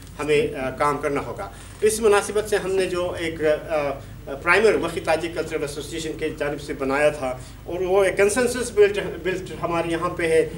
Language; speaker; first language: Urdu; non-native, local second language; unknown